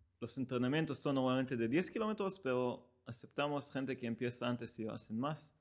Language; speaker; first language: Spanish; non-native, learner; Hebrew